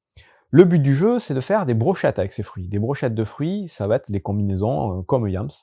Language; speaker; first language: French; native; French